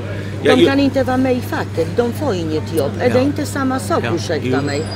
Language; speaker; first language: Swedish; non-native, fluent; Polish